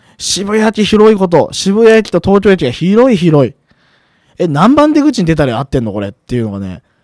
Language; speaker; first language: Japanese; native; Japanese